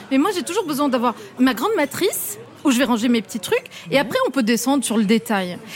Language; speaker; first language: French; non-native, local second language; Arabic